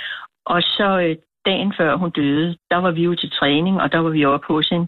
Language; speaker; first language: Danish; native; Danish